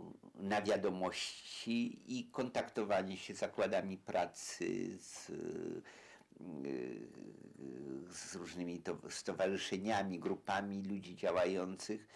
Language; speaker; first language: Polish; native; Polish